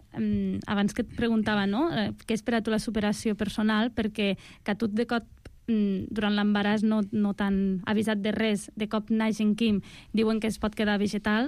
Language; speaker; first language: Catalan; native; Catalan